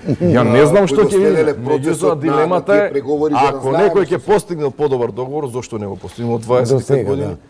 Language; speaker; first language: Macedonian; native; Macedonian